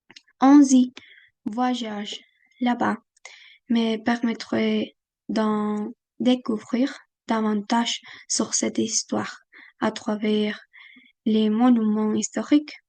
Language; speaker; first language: French; non-native, fluent; Spanish